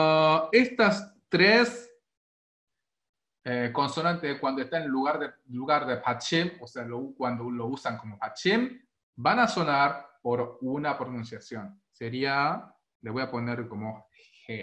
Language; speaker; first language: Spanish; non-native, fluent; Korean